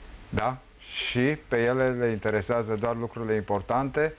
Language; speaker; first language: Romanian; native; Romanian